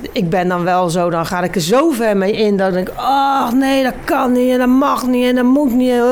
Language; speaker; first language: Dutch; native; Dutch